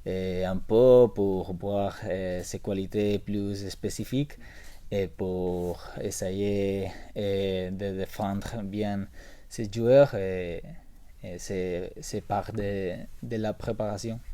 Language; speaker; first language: French; non-native, learner; Spanish